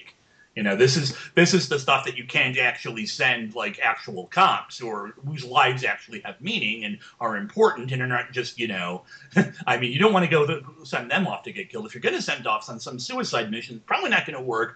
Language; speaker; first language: English; native; English